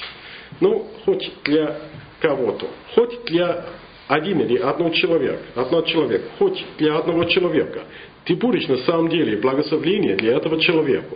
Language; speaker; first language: Russian; non-native, fluent; English